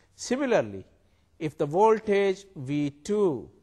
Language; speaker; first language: English; non-native, local second language; Urdu